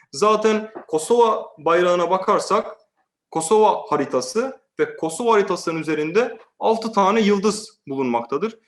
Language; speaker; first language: Turkish; native; Turkish